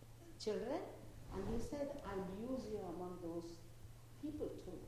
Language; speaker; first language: English; non-native, local second language; Tamil